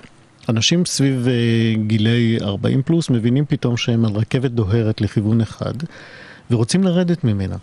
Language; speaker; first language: Hebrew; native; Hebrew